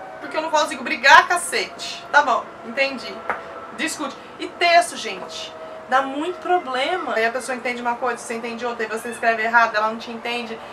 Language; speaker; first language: Portuguese; native; Portuguese